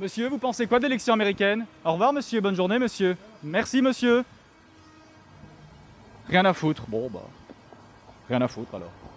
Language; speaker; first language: French; native; French